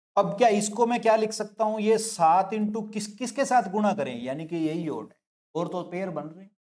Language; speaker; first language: Hindi; non-native, local second language; Punjabi